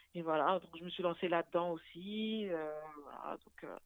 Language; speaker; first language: French; native; French